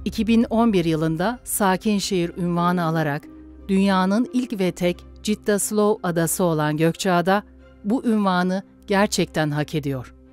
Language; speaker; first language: Turkish; native; Turkish